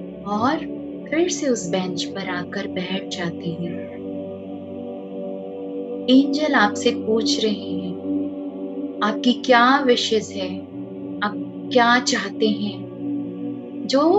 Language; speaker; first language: Hindi; native; Hindi